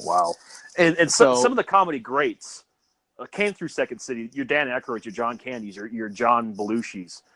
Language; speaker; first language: English; native; English